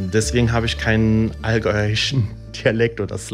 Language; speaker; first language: German; early bilingual, other home language; Italian